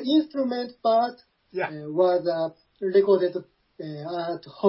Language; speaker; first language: English; non-native, learner; Japanese